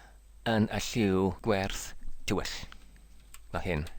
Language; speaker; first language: Welsh; non-native, learner; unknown